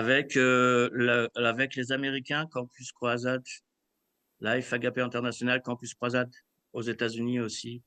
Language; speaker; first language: French; early bilingual, other home language; Kabyle